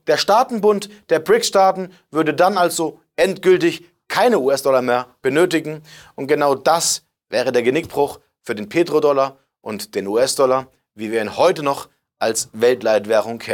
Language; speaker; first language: German; native; German